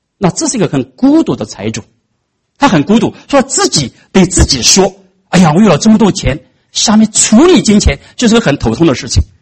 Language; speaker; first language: Chinese; native; Chinese